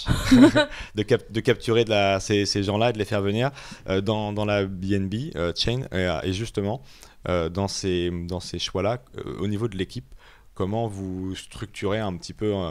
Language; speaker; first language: French; native; French